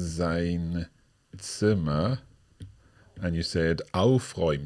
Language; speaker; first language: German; non-native, learner; English